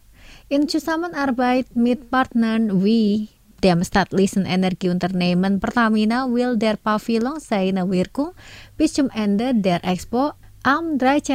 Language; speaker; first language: German; non-native, fluent; Indonesian